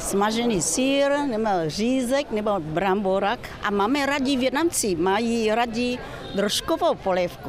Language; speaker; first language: Czech; non-native, fluent; Vietnamese